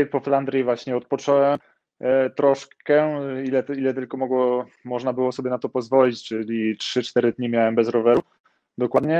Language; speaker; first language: Polish; native; Polish